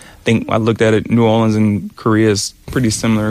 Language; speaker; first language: English; native; English